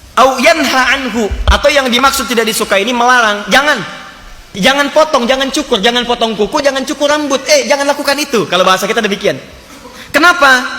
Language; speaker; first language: Indonesian; native; Indonesian